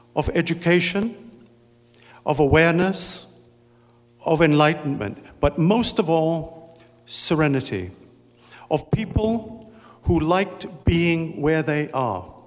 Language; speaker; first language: English; native; English